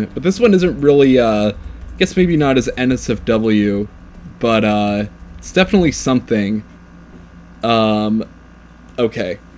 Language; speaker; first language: English; native; English